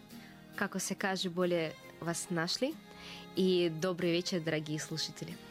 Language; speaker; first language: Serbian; non-native, fluent; Russian